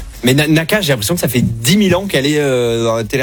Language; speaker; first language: French; native; French